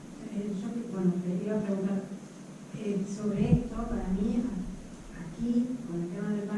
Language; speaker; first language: Spanish; native; Spanish